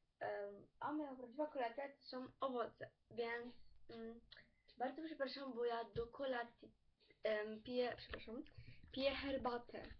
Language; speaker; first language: Polish; early bilingual, heritage; Polish